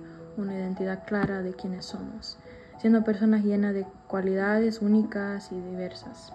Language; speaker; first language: Spanish; early bilingual, heritage; Spanish